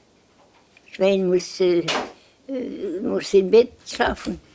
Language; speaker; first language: German; non-native, learner; Estonian